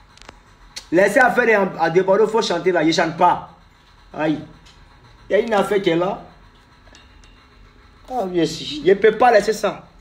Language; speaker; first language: French; native; French